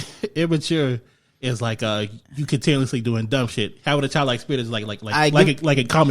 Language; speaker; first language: English; native; English